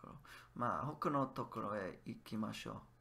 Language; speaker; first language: Japanese; non-native, learner; English